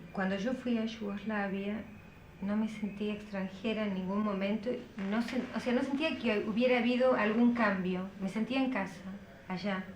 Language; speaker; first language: Spanish; native; Spanish